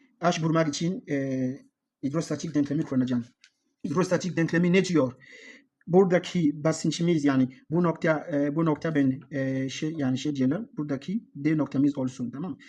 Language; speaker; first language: Turkish; non-native, learner; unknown